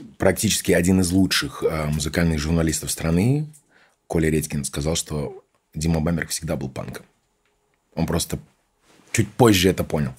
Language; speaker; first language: Russian; early bilingual, heritage; Russian